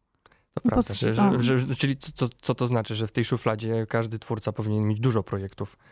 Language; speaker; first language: Polish; native; Polish